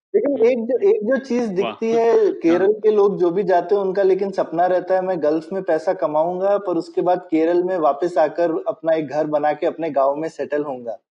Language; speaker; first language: Hindi; native; Hindi